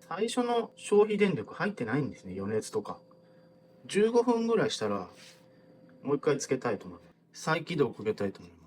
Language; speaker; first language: Japanese; native; Japanese